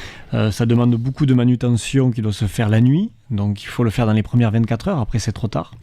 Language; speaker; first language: French; native; French